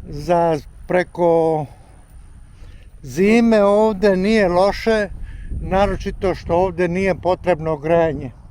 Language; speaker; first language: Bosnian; non-native, local second language; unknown